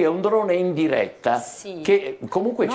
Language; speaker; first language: Italian; native; Italian